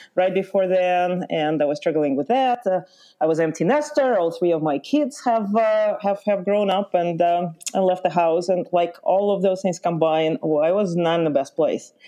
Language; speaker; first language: English; early bilingual, other home language; Lithuanian